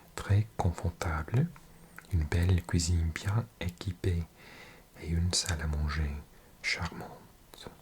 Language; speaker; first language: French; non-native, learner; English